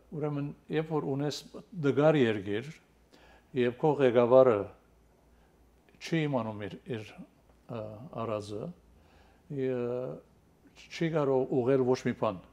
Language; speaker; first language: Armenian; early bilingual, heritage; Armenian